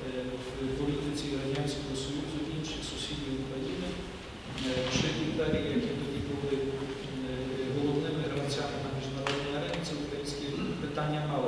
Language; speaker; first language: Ukrainian; native; Ukrainian